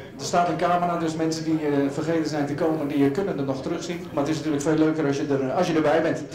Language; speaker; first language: Dutch; native; Dutch